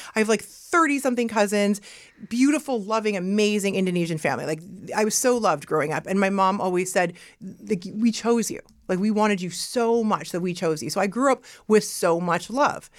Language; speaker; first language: English; early bilingual, other home language; Yoruba